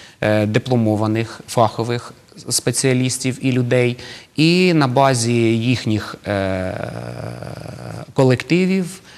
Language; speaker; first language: Ukrainian; native; Ukrainian